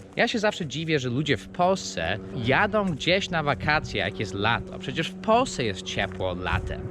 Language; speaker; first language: Polish; non-native, fluent; English